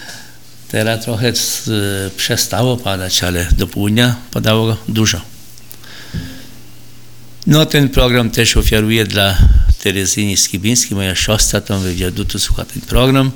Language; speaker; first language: Polish; early bilingual, heritage; Polish